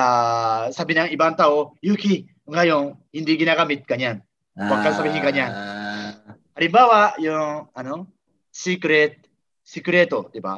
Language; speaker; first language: Filipino; non-native, learner; Japanese